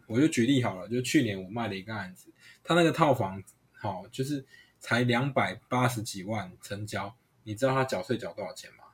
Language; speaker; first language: Chinese; non-native, local second language; Hakka Chinese